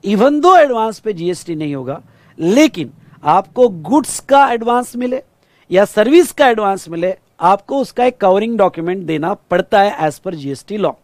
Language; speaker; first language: Hindi; non-native, local second language; Marathi